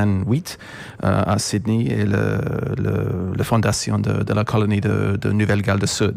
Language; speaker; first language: French; non-native, fluent; English